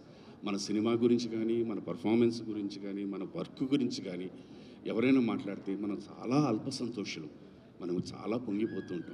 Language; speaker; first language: Telugu; native; Telugu